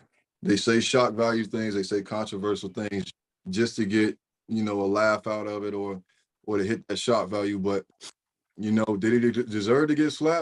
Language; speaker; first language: English; native; English